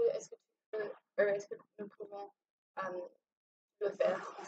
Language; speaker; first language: French; non-native, learner; English